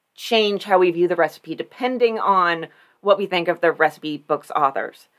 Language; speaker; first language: English; native; English